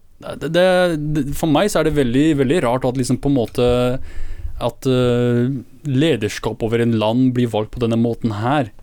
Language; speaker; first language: Norwegian; early bilingual, other home language; Kurdish